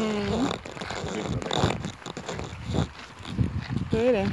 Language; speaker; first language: Swedish; non-native, fluent; Latvian